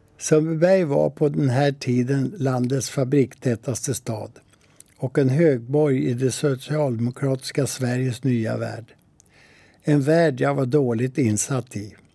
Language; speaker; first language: Swedish; native; Swedish